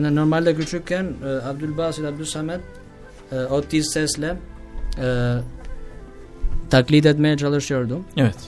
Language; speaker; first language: Turkish; non-native, learner; Albanian